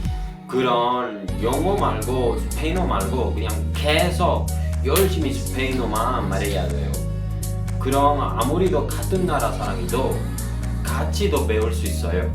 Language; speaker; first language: Korean; non-native, learner; Spanish